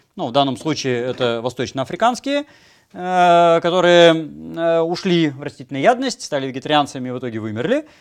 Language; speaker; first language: Russian; native; Russian